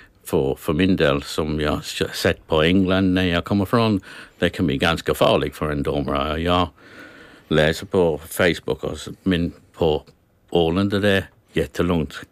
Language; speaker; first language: Swedish; non-native, learner; English